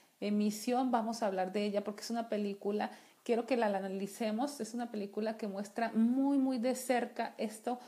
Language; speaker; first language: Spanish; native; Spanish